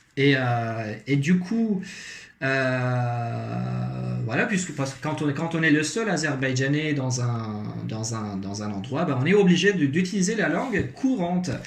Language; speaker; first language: French; non-native, fluent; Azerbaijani